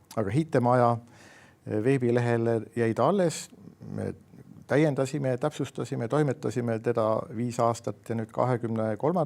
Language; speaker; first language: Estonian; native; Estonian